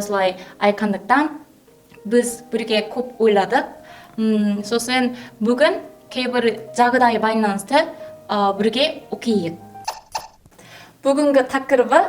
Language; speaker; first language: Kazakh; non-native, learner; Korean